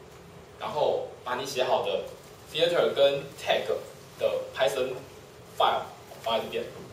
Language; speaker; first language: Chinese; native; Chinese